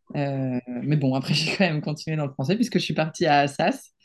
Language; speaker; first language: French; non-native, fluent; Spanish